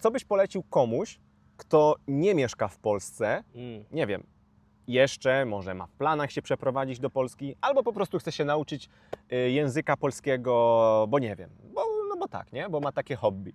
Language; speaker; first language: Polish; native; Polish